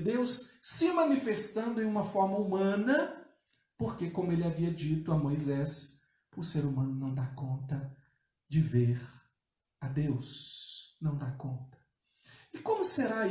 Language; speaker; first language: Portuguese; native; Portuguese